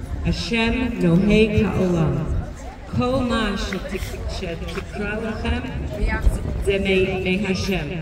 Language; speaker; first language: Hebrew; non-native, fluent; English